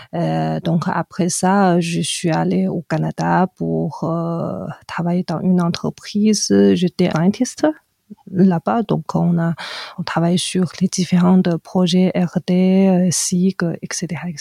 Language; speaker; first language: French; non-native, fluent; Chinese